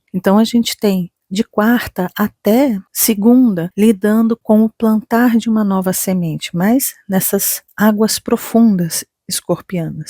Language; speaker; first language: Portuguese; native; Portuguese